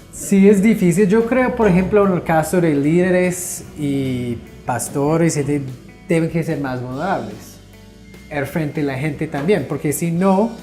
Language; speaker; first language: Spanish; non-native, fluent; English